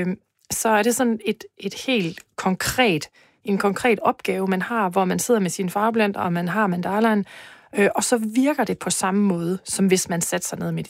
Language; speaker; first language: Danish; native; Danish